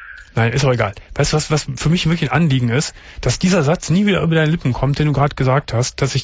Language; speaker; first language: German; native; German